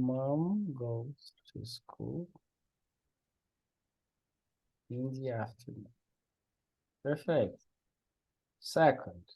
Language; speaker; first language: English; non-native, fluent; Portuguese